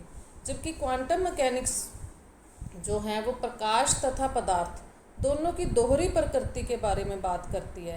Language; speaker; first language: Hindi; native; Hindi